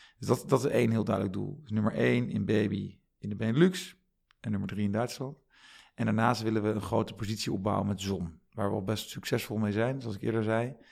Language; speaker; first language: Dutch; native; Dutch